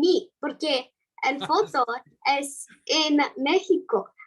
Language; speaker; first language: Spanish; non-native, learner; English